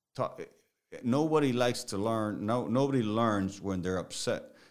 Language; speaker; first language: English; early bilingual, other home language; Spanish